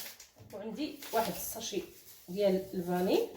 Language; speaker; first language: Arabic; native; Arabic